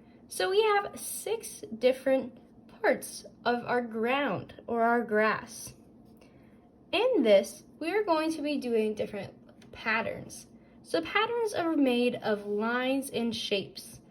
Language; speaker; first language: English; native; English